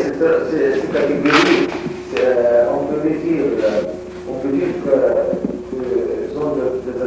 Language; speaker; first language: French; non-native, learner; Arabic